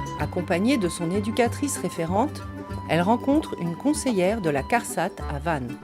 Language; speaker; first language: French; native; French